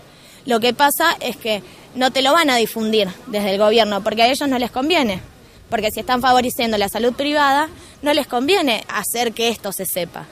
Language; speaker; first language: Spanish; native; Spanish